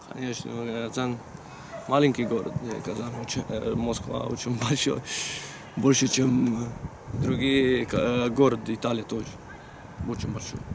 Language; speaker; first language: Russian; non-native, learner; Italian